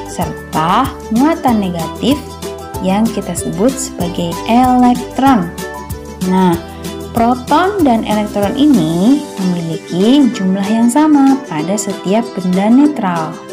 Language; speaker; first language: Indonesian; native; Indonesian